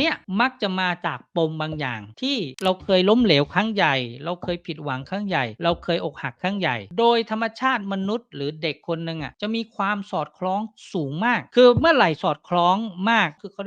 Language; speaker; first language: Thai; native; Thai